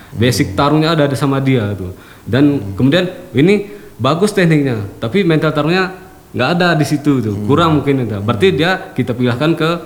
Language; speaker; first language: Indonesian; native; Indonesian